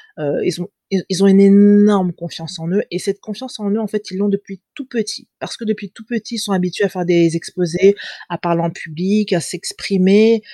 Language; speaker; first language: French; native; French